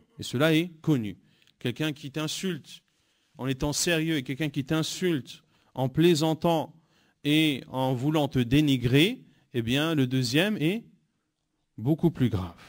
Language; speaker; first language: French; native; French